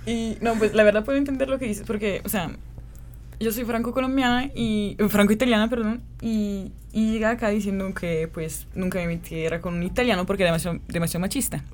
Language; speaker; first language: Spanish; non-native, fluent; French